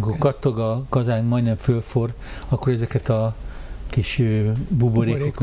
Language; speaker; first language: Hungarian; native; Hungarian